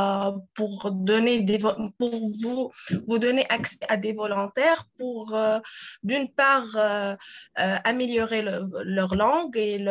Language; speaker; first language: French; non-native, local second language; Arabic